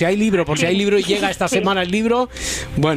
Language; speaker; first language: Spanish; native; Spanish